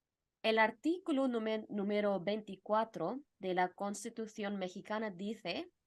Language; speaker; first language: Spanish; non-native, fluent; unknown